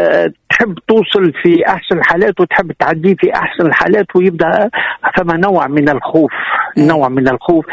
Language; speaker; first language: Arabic; native; Arabic